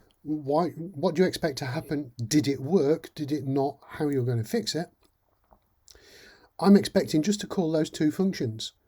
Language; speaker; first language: English; native; English